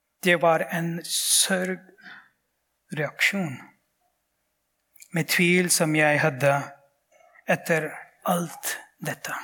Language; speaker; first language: Norwegian; non-native, fluent; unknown